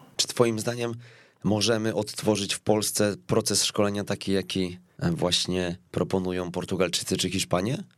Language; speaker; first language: Polish; native; Polish